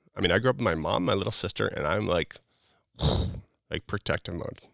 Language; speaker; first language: English; native; English